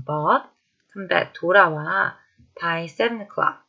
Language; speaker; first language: English; non-native, fluent; Korean